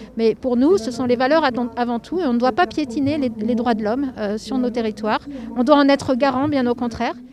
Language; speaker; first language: French; native; French